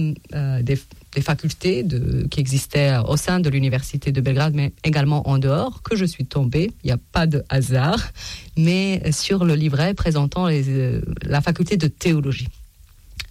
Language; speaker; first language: French; non-native, fluent; Serbian